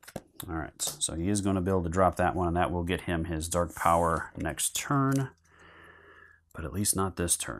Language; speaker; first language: English; native; English